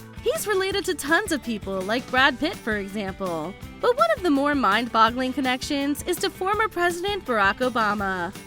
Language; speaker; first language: English; native; English